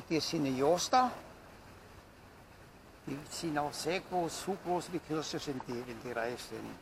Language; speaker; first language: German; non-native, learner; Italian